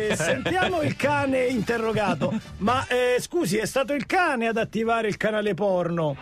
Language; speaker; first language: Italian; native; Italian